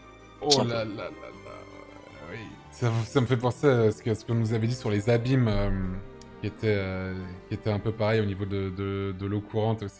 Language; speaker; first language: French; native; French